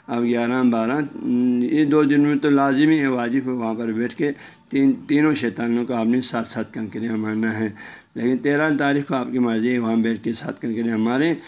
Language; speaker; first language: Urdu; non-native, local second language; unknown